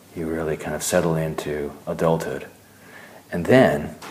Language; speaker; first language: English; early bilingual, other home language; German